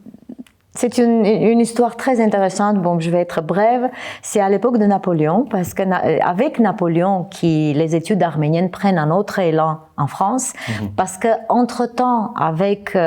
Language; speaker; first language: French; non-native, fluent; Armenian